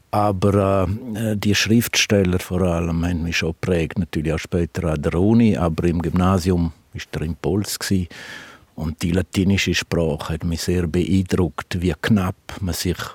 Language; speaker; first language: German; non-native, local second language; Romansh